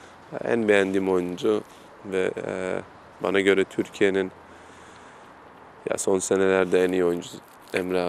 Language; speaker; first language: Turkish; early bilingual, heritage; German